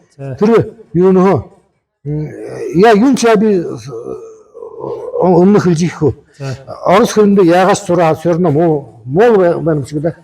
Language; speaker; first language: Mongolian; non-native, learner; Buriat